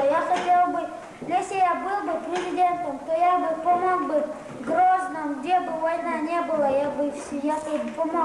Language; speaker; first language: Russian; non-native, local second language; Chechen